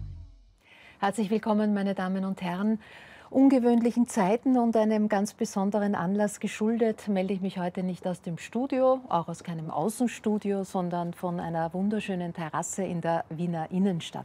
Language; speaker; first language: German; native; German